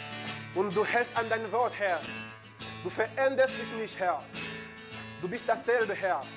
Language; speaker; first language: German; non-native, fluent; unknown